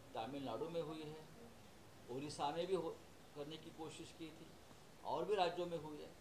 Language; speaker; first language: Hindi; non-native, local second language; Marathi